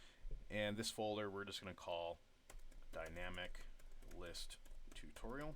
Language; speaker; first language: English; native; English